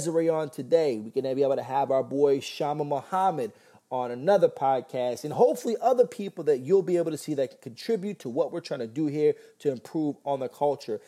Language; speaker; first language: English; native; English